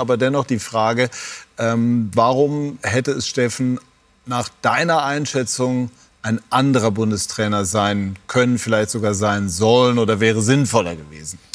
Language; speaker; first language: German; native; German